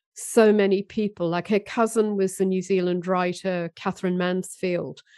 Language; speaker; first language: English; native; English